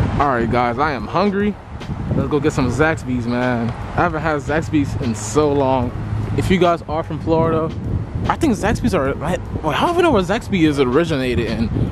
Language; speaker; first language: English; native; English